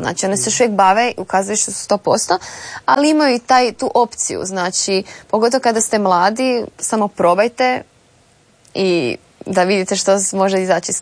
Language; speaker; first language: Serbian; native; Serbian